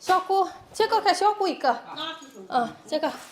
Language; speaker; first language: Chinese; non-native, learner; Indonesian